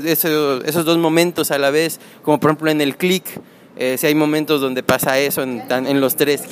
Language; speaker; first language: Spanish; native; Spanish